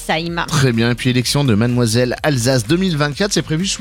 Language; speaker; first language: French; native; French